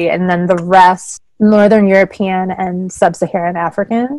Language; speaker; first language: English; native; English